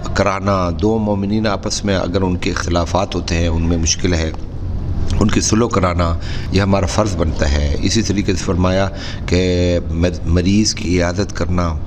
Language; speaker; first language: Urdu; non-native, local second language; Punjabi